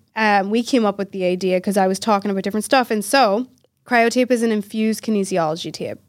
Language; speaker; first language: English; native; English